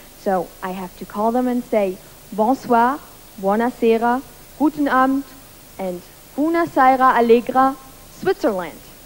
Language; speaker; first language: English; non-native, fluent; Luxembourgish